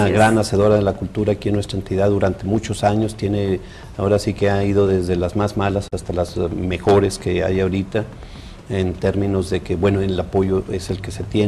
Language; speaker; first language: Spanish; native; Spanish